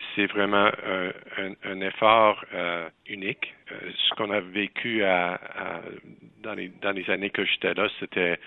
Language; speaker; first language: French; native; French